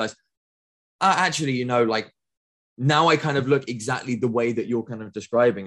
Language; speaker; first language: English; native; English